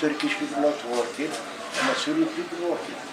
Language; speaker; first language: English; non-native, learner; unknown